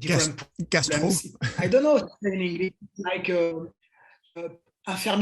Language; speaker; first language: English; non-native, learner; French